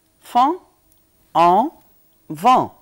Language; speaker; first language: French; non-native, fluent; Arabic